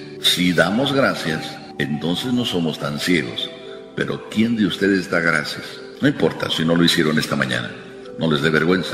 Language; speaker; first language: Spanish; native; Spanish